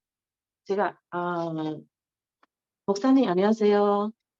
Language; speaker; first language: Korean; non-native, learner; Chinese